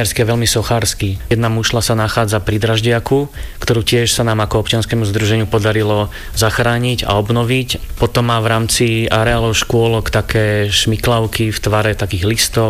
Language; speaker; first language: Slovak; native; Slovak